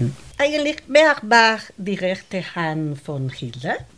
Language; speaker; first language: German; non-native, learner; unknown